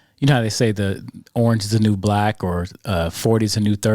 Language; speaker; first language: English; native; English